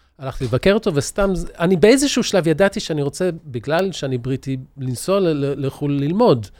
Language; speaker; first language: Hebrew; early bilingual, other home language; English